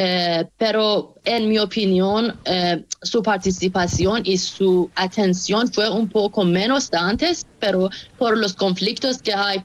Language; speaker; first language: Spanish; non-native, fluent; Persian